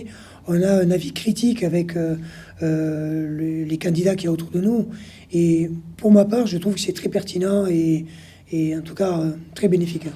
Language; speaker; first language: French; native; French